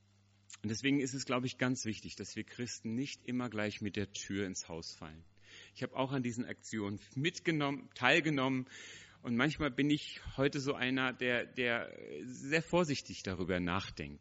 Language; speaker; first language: German; native; German